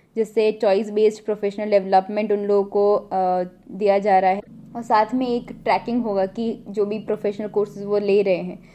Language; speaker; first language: Hindi; non-native, local second language; Gujarati